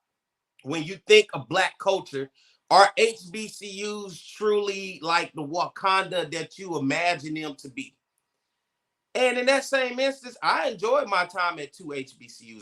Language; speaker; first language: English; native; English